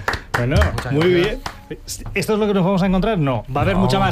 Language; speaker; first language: Spanish; native; Spanish